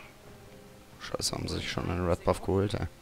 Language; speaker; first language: German; native; German